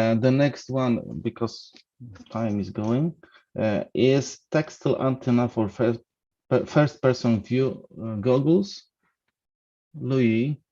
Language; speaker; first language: English; non-native, fluent; Polish